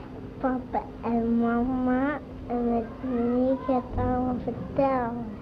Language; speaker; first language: Dutch; early bilingual, other home language; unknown